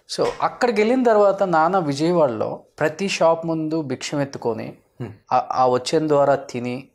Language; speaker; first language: Telugu; native; Telugu